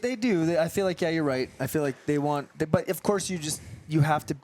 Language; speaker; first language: English; native; English